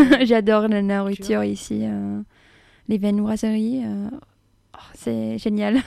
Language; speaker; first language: French; non-native, fluent; English